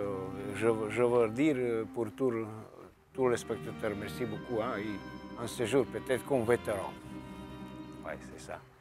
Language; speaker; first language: French; non-native, learner; Croatian